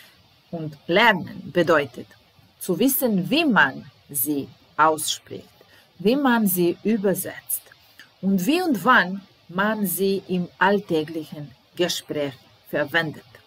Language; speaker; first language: German; non-native, fluent; Serbian